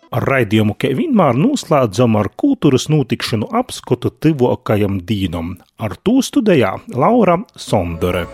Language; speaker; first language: Latvian; non-native, local second language; Russian